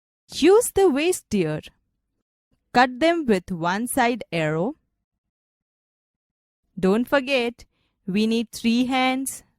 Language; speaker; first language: English; non-native, local second language; Gujarati